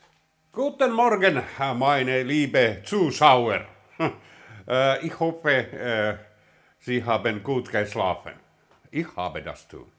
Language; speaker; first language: German; non-native, learner; Finnish